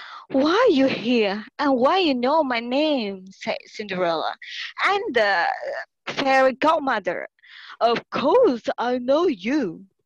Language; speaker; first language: English; non-native, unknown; Indonesian